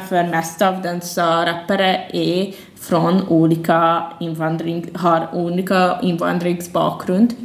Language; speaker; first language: Swedish; non-native, fluent; Hungarian